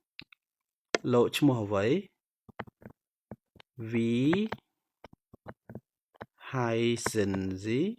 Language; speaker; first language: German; non-native, fluent; Khmer